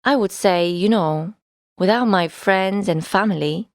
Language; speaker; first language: English; non-native, fluent; Polish